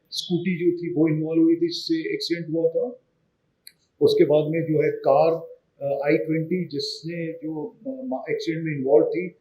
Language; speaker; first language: Hindi; non-native, local second language; Marathi